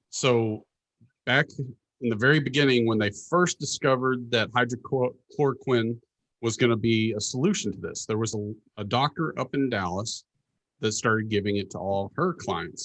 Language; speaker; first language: English; native; English